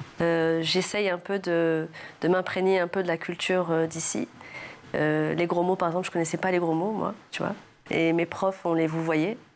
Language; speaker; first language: French; early bilingual, other home language; Arabic